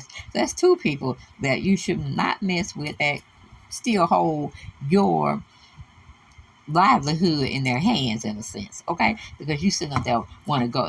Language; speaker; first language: English; native; English